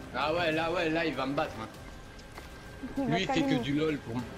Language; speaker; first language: French; native; French